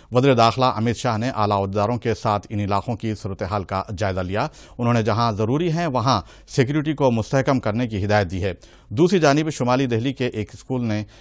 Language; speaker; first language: Urdu; native; Urdu